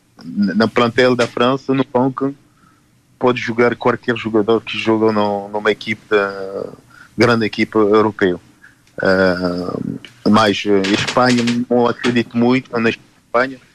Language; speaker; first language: Portuguese; non-native, fluent; Haitian Creole